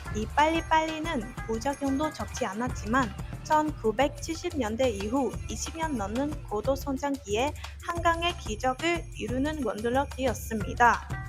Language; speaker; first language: Korean; non-native, learner; Vietnamese